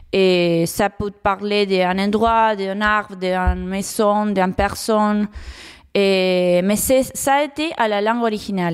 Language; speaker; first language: French; non-native, fluent; Spanish